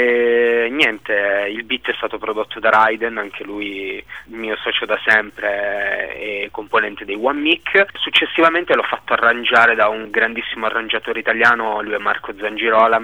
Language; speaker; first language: Italian; native; Italian